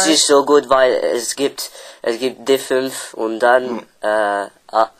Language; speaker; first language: German; non-native, learner; French